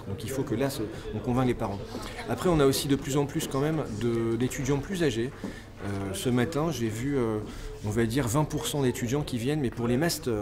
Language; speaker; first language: French; native; French